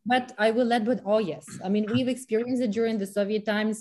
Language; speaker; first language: English; non-native, fluent; Ukrainian